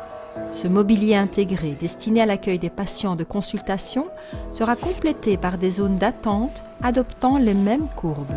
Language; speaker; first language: French; native; French